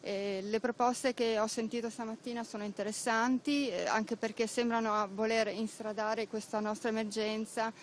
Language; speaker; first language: Italian; native; Italian